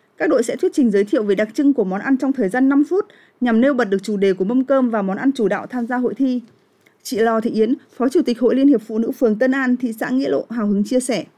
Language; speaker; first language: Vietnamese; native; Vietnamese